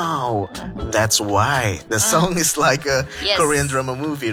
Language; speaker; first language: English; non-native, fluent; Indonesian